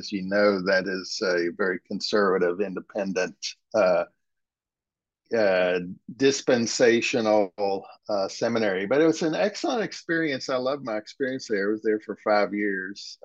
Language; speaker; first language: English; native; English